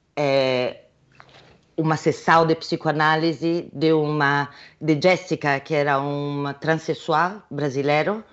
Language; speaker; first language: Portuguese; non-native, fluent; Italian